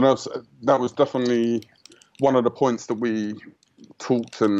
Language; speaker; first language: English; native; English